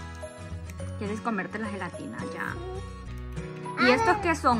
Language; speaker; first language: Spanish; native; Spanish